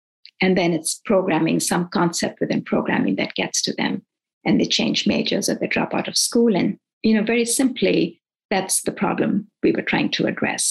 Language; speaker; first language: English; non-native, local second language; Hindi